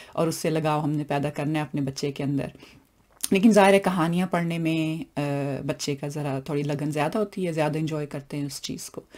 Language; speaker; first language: Urdu; non-native, local second language; Punjabi